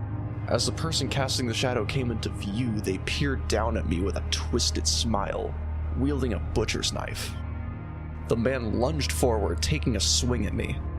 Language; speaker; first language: English; native; English